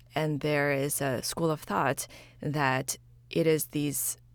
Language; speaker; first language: English; early bilingual, other home language; Chinese